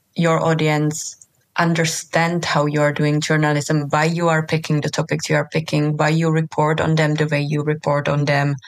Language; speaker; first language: English; non-native, fluent; Czech